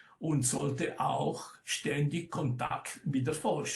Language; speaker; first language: German; non-native, local second language; Italian